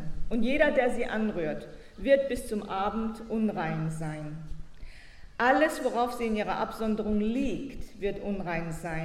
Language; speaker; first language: German; native; German